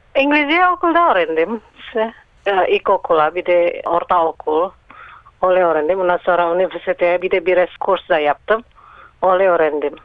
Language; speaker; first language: Turkish; non-native, learner; Indonesian